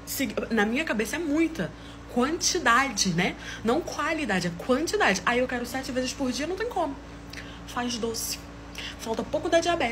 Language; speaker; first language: Portuguese; native; Portuguese